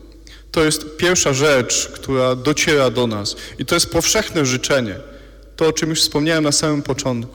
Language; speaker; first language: Polish; native; Polish